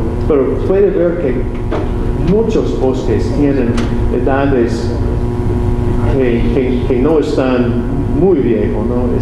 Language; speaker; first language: Spanish; non-native, learner; English